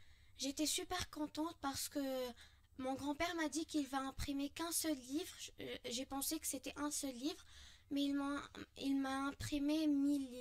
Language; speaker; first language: French; non-native, local second language; Arabic